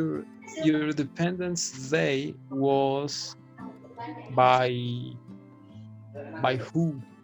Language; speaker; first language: English; non-native, fluent; Spanish